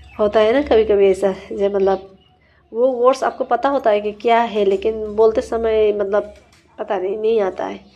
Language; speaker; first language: Hindi; non-native, local second language; Nepali